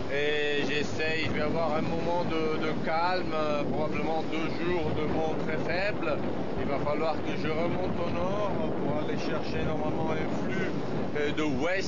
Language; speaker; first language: French; non-native, fluent; Italian